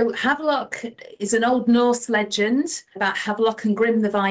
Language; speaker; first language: English; native; English